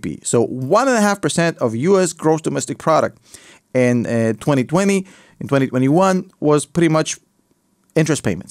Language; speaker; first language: English; native; English